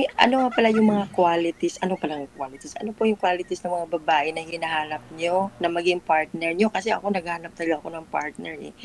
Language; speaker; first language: Filipino; non-native, local second language; Cebuano